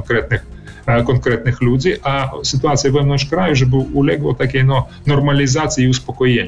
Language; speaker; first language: Polish; early bilingual, heritage; Polish